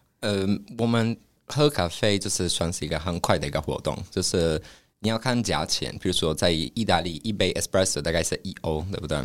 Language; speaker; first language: Chinese; non-native, fluent; Italian